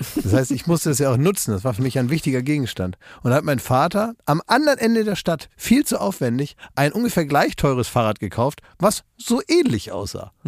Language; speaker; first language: German; native; German